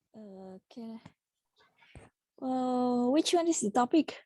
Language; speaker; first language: English; non-native, learner; Indonesian